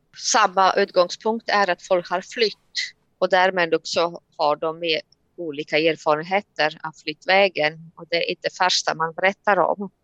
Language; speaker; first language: Swedish; non-native, fluent; Latvian